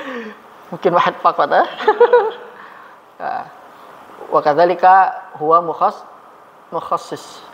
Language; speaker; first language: Arabic; non-native, fluent; Indonesian